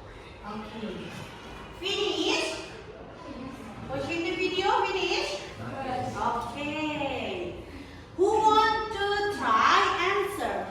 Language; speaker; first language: English; non-native, local second language; Indonesian